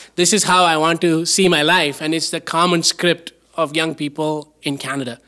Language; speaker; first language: English; non-native, local second language; Tamil